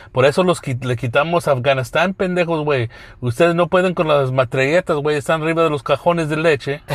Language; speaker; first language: Spanish; early bilingual, other home language; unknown